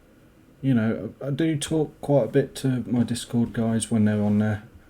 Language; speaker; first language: English; native; English